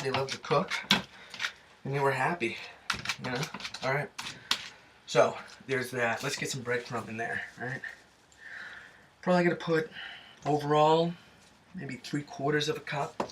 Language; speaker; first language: English; native; English